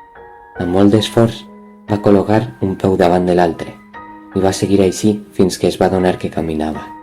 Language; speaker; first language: Catalan; native; Catalan